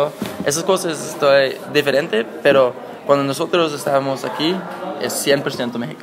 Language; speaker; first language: Spanish; non-native, learner; English